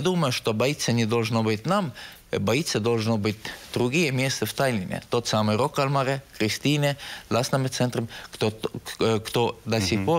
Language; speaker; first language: Russian; non-native, local second language; Estonian